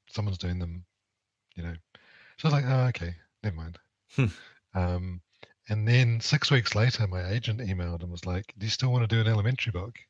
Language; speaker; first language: English; native; English